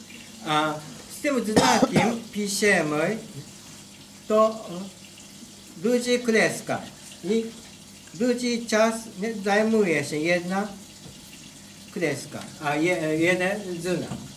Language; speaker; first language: Polish; non-native, learner; Japanese